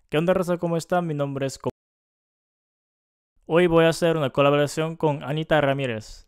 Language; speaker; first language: Spanish; non-native, fluent; Japanese